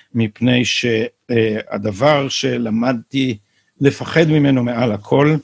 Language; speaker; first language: Hebrew; native; Hebrew